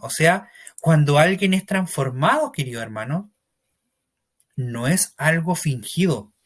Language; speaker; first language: Spanish; native; Spanish